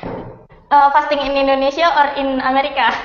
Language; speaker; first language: English; non-native, learner; Indonesian